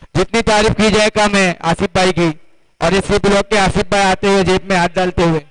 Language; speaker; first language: Hindi; native; Hindi